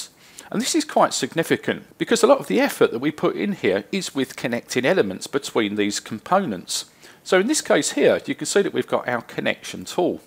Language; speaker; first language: English; native; English